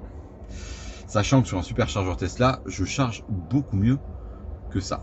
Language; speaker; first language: French; native; French